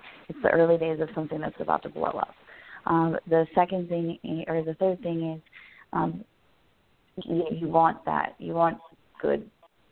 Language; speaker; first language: English; native; English